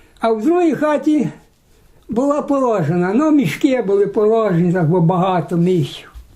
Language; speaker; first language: Ukrainian; native; Ukrainian